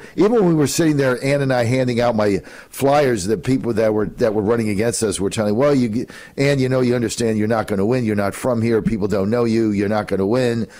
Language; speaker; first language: English; native; English